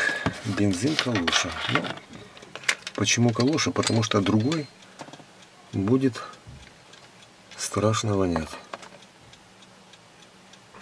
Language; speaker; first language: Russian; native; Russian